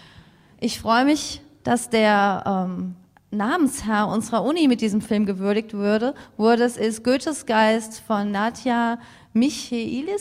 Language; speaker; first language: German; native; German